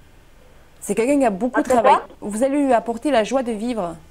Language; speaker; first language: French; native; French